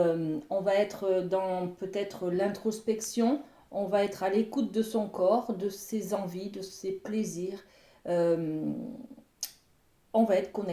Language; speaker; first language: French; native; French